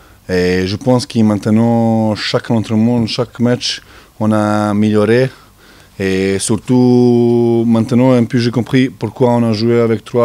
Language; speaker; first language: French; non-native, learner; Serbian